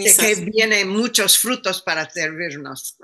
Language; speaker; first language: Spanish; non-native, fluent; English